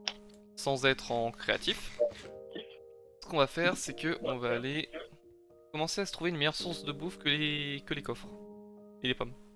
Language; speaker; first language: French; native; French